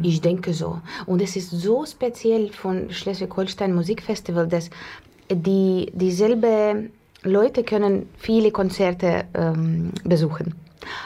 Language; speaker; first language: German; non-native, learner; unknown